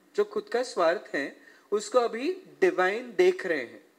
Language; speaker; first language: Hindi; non-native, local second language; Marathi